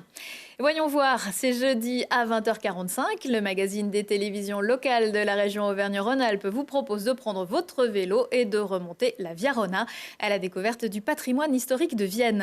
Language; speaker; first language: French; native; French